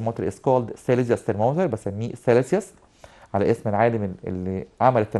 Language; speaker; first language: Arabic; native; Arabic